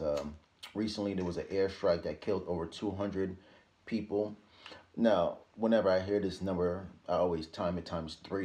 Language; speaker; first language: English; native; English